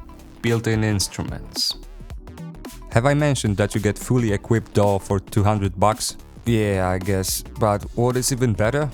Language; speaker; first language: English; non-native, fluent; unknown